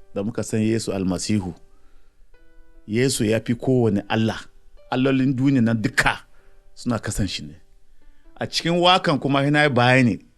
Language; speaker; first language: Hausa; non-native, local second language; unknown